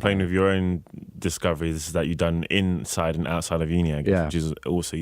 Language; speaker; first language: English; native; English